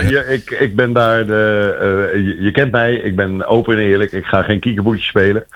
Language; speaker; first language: Dutch; native; Dutch